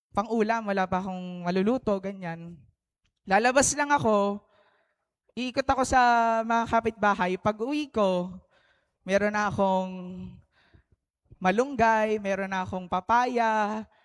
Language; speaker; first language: Filipino; native; Filipino